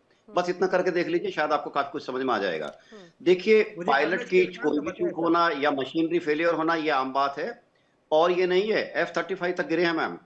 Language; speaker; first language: Hindi; native; Hindi